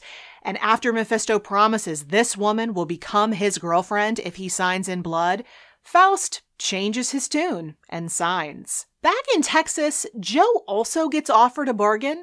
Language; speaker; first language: English; native; English